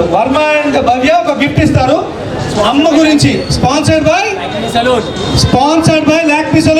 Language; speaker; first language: Telugu; native; Telugu